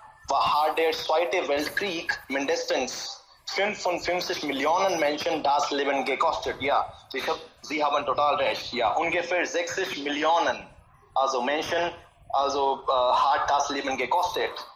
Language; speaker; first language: German; non-native, learner; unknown